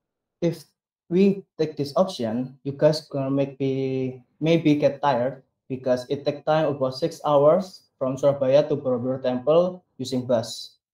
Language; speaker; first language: English; non-native, learner; Indonesian